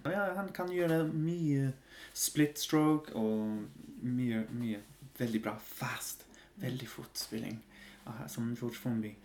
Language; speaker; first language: Norwegian; non-native, fluent; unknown